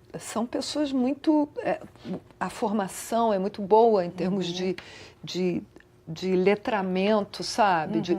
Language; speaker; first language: Portuguese; early bilingual, other home language; Italian